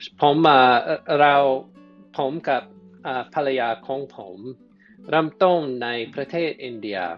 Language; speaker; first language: Thai; non-native, fluent; English